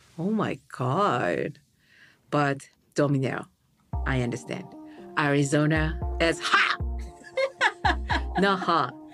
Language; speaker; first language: English; non-native, learner; Japanese